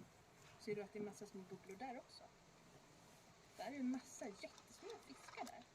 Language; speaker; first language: Swedish; native; Swedish